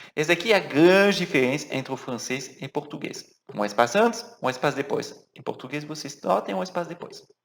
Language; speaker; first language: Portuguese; non-native, fluent; French